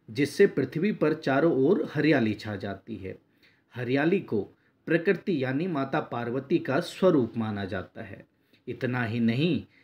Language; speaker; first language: Hindi; native; Hindi